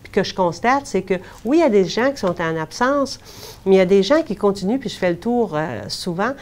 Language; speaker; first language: French; native; French